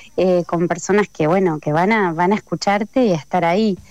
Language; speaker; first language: Spanish; native; Spanish